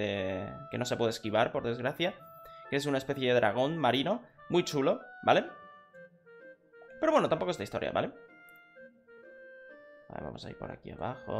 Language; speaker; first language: Spanish; native; Spanish